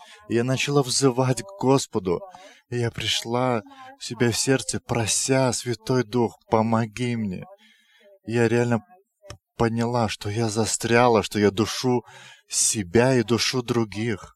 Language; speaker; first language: Russian; non-native, fluent; Lithuanian